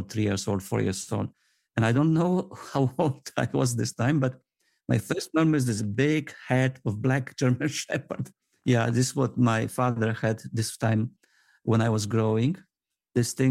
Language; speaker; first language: English; non-native, fluent; Polish